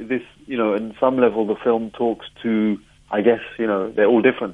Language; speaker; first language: English; native; English